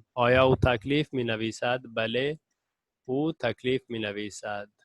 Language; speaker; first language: Persian; non-native, fluent; Urdu